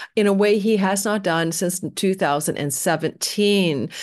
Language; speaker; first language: English; native; English